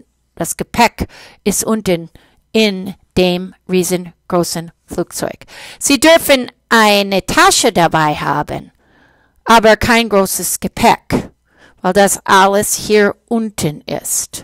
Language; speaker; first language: German; non-native, fluent; English